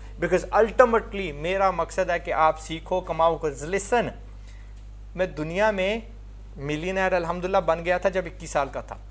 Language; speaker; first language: Urdu; non-native, fluent; English